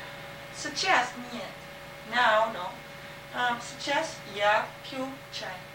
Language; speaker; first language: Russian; non-native, fluent; English